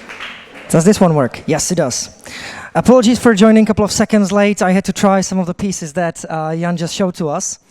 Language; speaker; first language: English; non-native, fluent; Czech